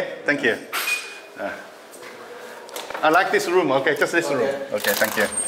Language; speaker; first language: English; non-native, learner; Chinese